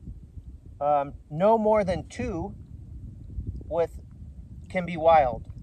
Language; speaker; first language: English; native; English